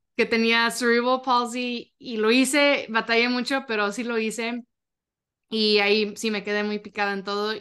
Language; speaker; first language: Spanish; early bilingual, heritage; Spanish